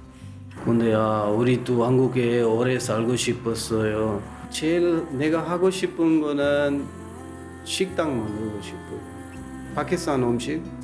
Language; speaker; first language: Korean; non-native, learner; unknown